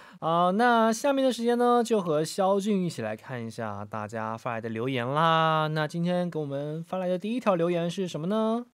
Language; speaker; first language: Chinese; native; Chinese